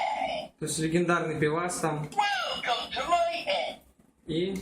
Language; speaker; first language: Russian; native; Russian